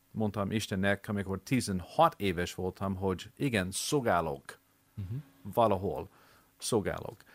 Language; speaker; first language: Hungarian; non-native, fluent; English